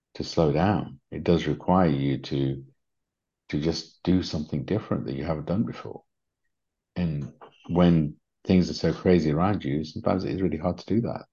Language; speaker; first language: English; native; English